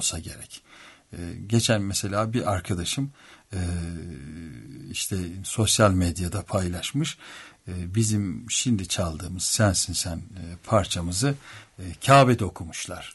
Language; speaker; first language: Turkish; native; Turkish